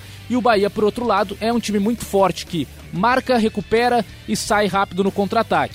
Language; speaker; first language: Portuguese; native; Portuguese